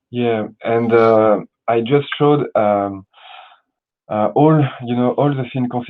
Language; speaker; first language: English; non-native, learner; French